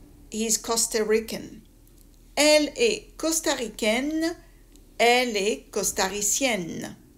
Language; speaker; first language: French; native; French